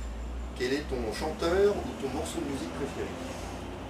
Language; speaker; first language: French; native; French